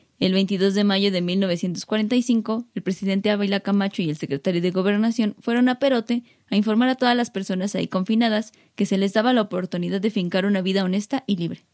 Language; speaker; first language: Spanish; native; Spanish